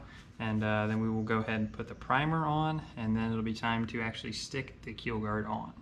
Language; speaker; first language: English; native; English